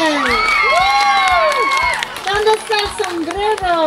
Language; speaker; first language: Spanish; non-native, fluent; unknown